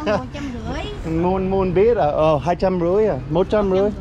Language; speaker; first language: Vietnamese; non-native, learner; English